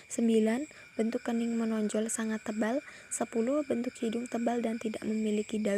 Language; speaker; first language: Indonesian; native; Indonesian